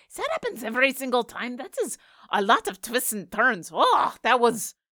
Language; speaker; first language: English; native; English